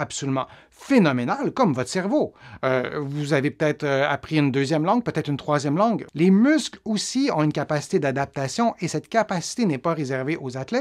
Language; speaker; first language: French; native; French